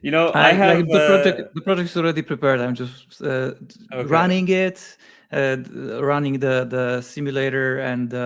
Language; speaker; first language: English; non-native, fluent; Polish